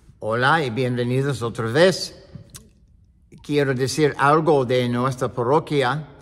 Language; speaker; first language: Spanish; non-native, learner; English